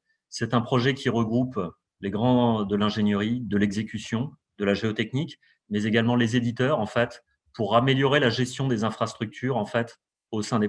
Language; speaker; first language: French; native; French